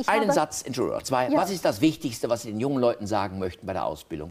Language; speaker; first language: German; native; German